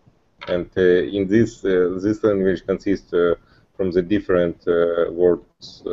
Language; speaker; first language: English; non-native, learner; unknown